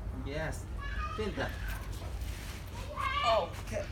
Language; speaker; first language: English; non-native, learner; Vietnamese